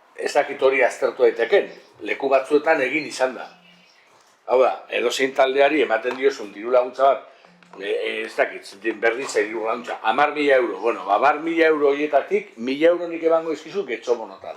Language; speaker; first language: Basque; native; Basque